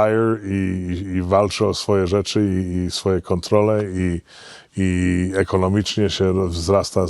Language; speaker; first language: Polish; early bilingual, heritage; Polish